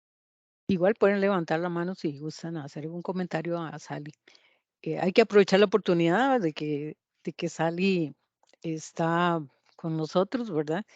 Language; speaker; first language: Spanish; native; Spanish